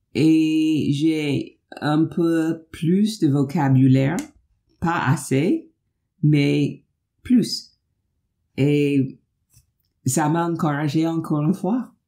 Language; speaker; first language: French; non-native, fluent; English